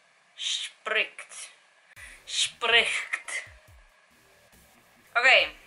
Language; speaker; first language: German; non-native, learner; English